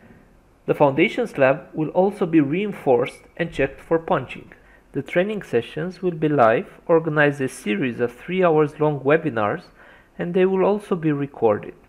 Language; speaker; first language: English; non-native, fluent; Romanian